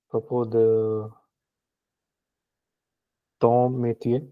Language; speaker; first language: French; non-native, learner; Punjabi